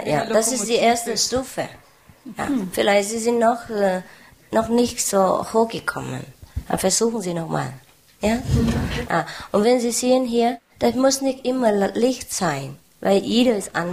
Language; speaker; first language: German; non-native, learner; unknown